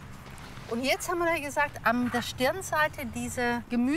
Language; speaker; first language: German; native; German